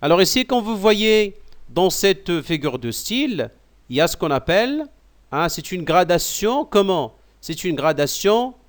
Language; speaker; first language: French; non-native, local second language; Arabic